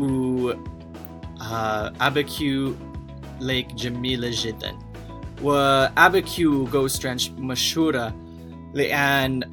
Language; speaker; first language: Arabic; non-native, learner; English